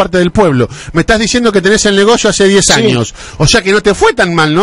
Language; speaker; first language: Spanish; native; Spanish